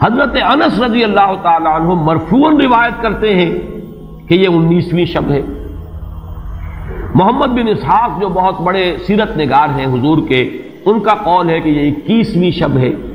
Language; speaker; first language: Urdu; native; Urdu